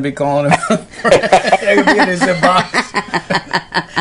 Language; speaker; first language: English; native; English